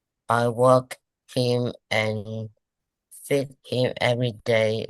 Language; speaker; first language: English; non-native, learner; Vietnamese